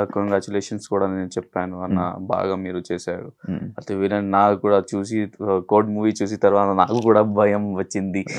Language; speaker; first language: Telugu; non-native, local second language; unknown